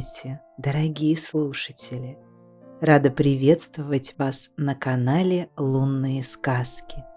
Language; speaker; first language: Russian; native; Russian